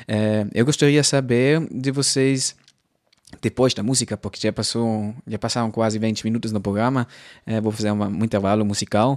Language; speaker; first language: Portuguese; non-native, fluent; German